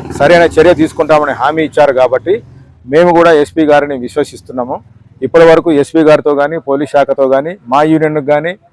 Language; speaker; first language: Telugu; native; Telugu